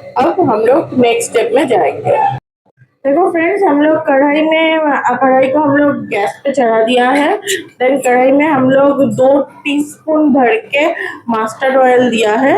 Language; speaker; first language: Hindi; non-native, local second language; Bangla